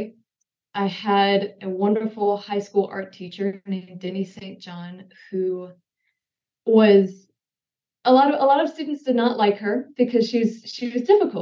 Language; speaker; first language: English; native; English